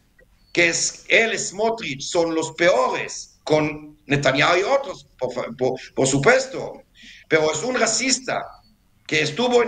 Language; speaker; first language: Spanish; non-native, fluent; Hebrew